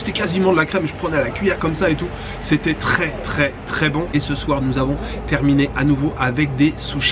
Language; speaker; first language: French; native; French